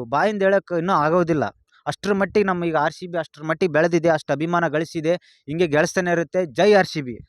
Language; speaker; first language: Kannada; native; Kannada